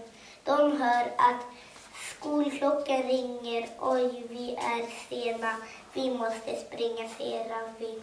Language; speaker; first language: Swedish; early bilingual, other home language; Kurdish